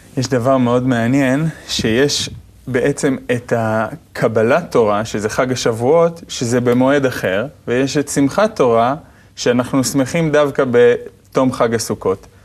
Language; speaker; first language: Hebrew; native; Hebrew